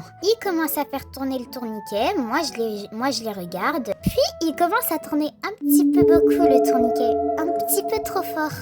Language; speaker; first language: French; native; French